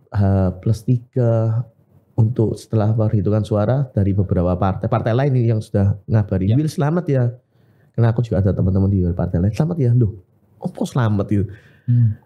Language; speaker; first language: Indonesian; native; Indonesian